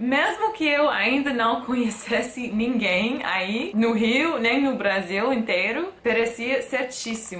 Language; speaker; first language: Portuguese; non-native, fluent; English